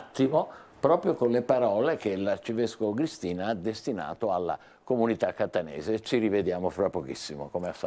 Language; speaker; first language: Italian; native; Italian